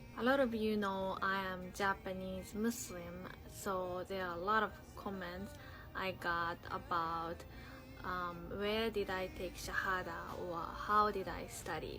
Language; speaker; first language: English; non-native, fluent; Japanese